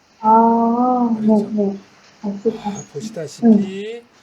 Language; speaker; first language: Korean; non-native, learner; Chinese